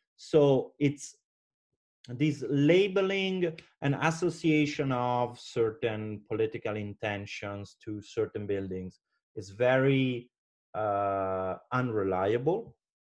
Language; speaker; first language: English; non-native, fluent; Italian